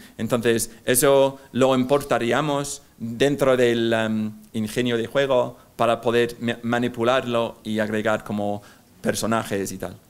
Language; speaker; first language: Spanish; non-native, fluent; English